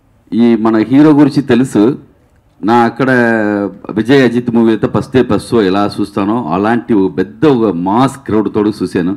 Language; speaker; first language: Telugu; non-native, local second language; Tamil